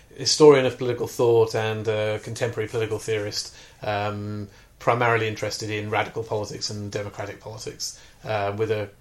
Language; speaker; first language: English; native; English